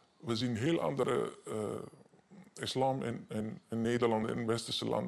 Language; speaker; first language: Dutch; non-native, learner; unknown